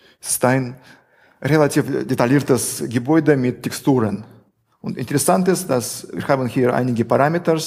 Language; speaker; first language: German; non-native, fluent; Russian